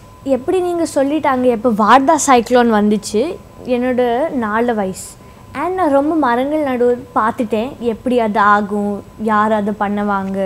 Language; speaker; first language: Tamil; non-native, local second language; Hindi